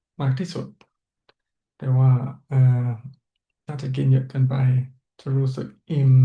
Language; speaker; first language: Thai; non-native, learner; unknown